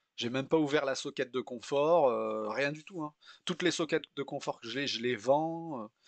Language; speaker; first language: French; native; French